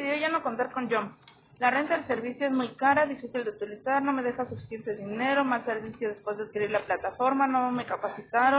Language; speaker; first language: Spanish; native; Spanish